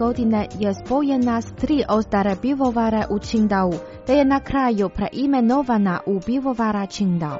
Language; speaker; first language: Croatian; non-native, fluent; Chinese